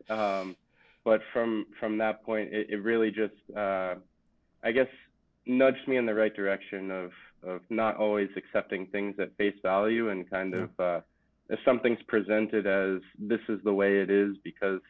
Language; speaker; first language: English; native; English